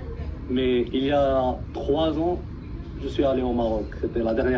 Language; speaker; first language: French; early bilingual, heritage; Arabic